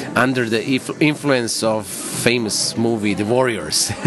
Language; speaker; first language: English; non-native, fluent; Croatian